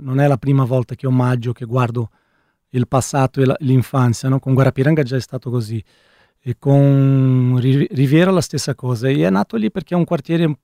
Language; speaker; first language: Italian; non-native, fluent; Portuguese